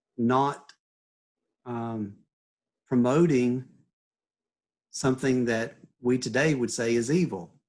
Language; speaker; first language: English; native; English